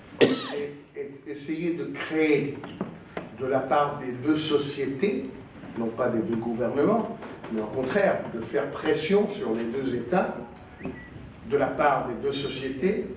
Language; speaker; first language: French; non-native, fluent; Spanish